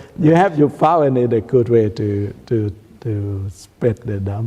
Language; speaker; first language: English; non-native, learner; Thai